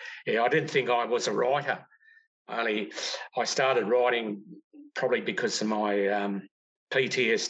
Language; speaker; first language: English; native; English